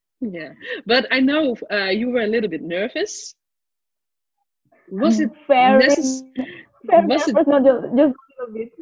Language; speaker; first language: English; non-native, fluent; Dutch